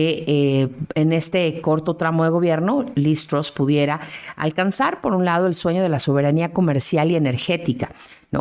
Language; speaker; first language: Spanish; native; Spanish